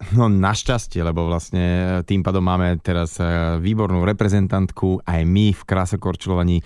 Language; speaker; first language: Slovak; native; Slovak